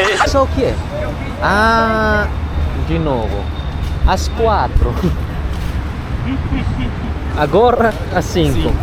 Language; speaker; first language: Portuguese; non-native, learner; Indonesian